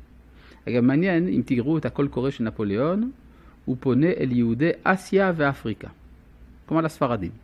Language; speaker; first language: Hebrew; non-native, fluent; French